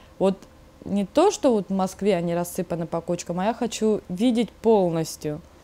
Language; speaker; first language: Russian; native; Russian